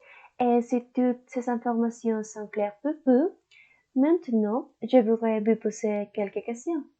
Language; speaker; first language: French; non-native, learner; Spanish